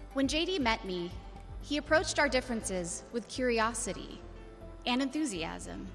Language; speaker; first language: English; native; English